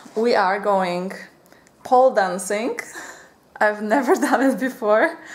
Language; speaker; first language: English; non-native, fluent; Polish